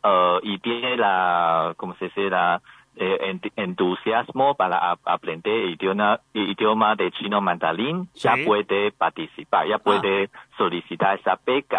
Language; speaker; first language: Spanish; non-native, learner; Chinese